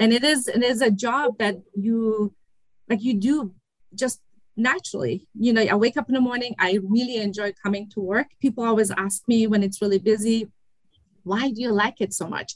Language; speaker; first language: English; non-native, fluent; German